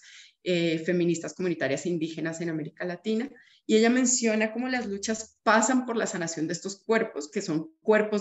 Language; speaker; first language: Spanish; native; Spanish